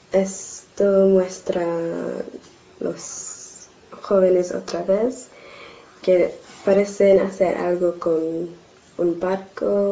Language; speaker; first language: Spanish; non-native, learner; English